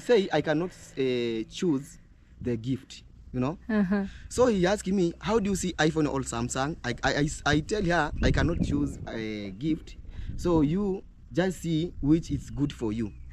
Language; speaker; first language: English; non-native, local second language; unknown